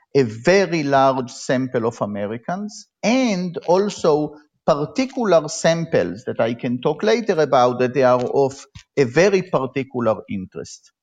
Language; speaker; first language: English; non-native, fluent; Hebrew